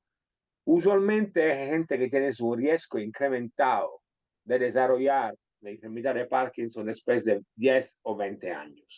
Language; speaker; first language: Spanish; non-native, fluent; Italian